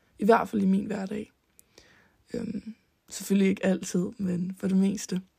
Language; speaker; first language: Danish; early bilingual, heritage; Danish